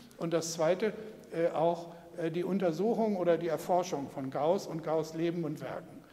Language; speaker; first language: German; native; German